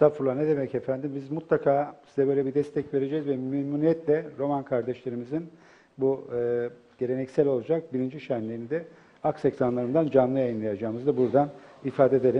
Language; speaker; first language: Turkish; native; Turkish